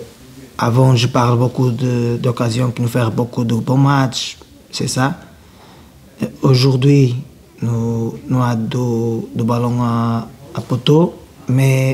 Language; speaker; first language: French; non-native, learner; Portuguese